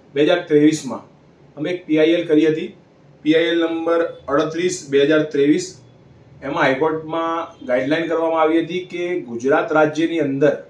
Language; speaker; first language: Gujarati; native; Gujarati